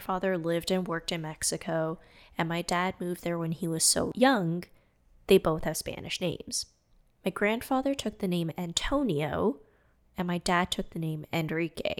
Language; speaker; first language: English; non-native, fluent; Cantonese